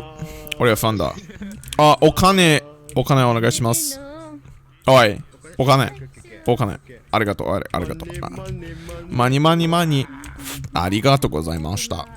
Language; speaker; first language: Japanese; non-native, learner; English